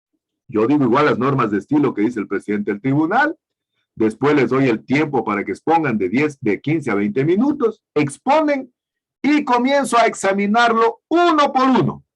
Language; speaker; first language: Spanish; native; Spanish